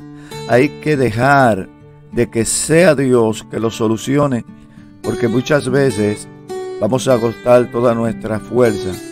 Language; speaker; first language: Spanish; native; Spanish